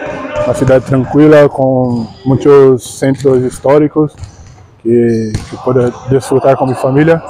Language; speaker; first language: Spanish; non-native, learner; Portuguese